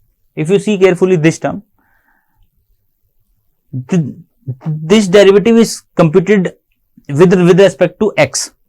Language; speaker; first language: English; non-native, local second language; Hindi